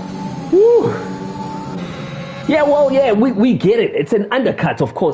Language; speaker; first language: English; non-native, local second language; Zulu